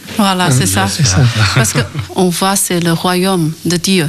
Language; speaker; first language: French; non-native, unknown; Chinese